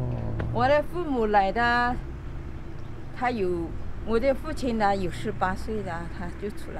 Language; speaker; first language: Chinese; early bilingual, heritage; Chinese